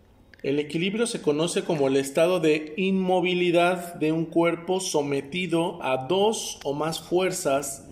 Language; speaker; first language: Spanish; native; Spanish